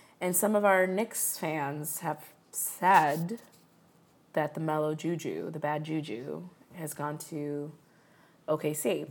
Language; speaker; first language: English; early bilingual, other home language; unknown